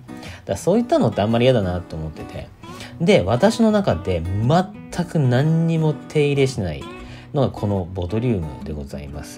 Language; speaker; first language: Japanese; native; Japanese